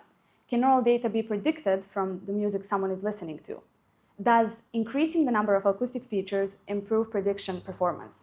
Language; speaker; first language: English; non-native, fluent; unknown